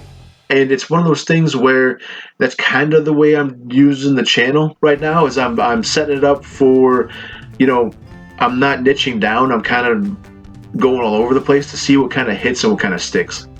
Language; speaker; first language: English; native; English